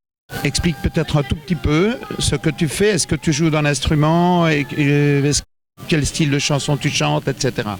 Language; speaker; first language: French; native; French